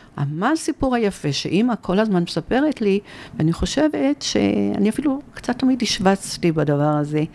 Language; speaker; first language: Hebrew; early bilingual, other home language; Arabic